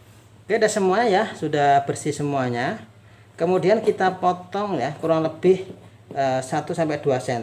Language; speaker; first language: Indonesian; native; Indonesian